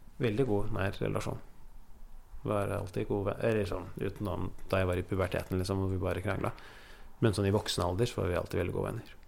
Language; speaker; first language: Norwegian; early bilingual, other home language; Persian